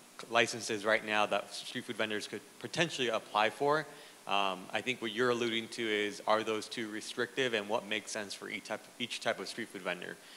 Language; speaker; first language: English; early bilingual, other home language; Spanish